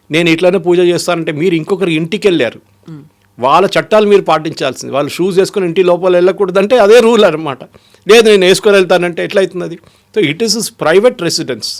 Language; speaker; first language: Telugu; non-native, fluent; Malayalam